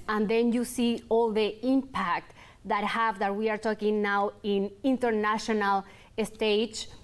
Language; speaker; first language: English; non-native, fluent; Spanish